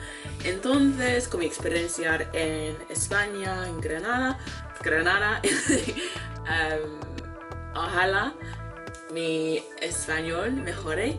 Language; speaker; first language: Spanish; non-native, learner; English